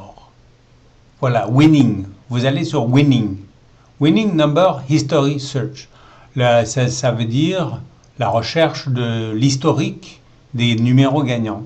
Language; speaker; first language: French; native; French